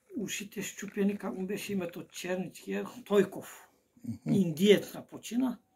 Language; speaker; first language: Bulgarian; non-native, local second language; Turkish